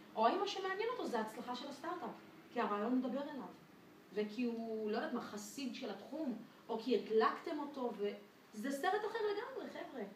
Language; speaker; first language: Hebrew; non-native, fluent; French